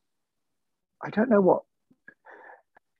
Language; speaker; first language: English; native; English